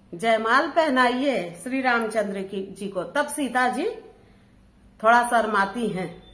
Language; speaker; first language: Hindi; native; Hindi